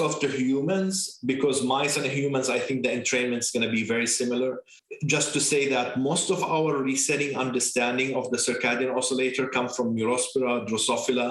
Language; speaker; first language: English; non-native, fluent; Arabic